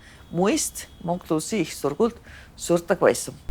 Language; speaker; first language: Mongolian; non-native, fluent; Finnish